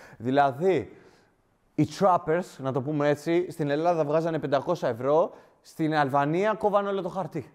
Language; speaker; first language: Greek; early bilingual, other home language; Albanian